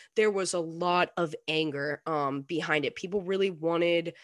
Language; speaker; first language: English; native; English